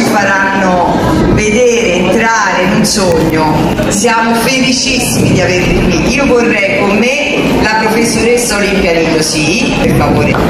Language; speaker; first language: Italian; native; Italian